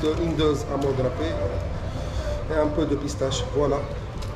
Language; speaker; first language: French; non-native, local second language; Arabic